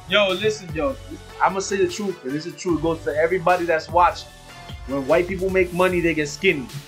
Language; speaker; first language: English; early bilingual, other home language; Spanish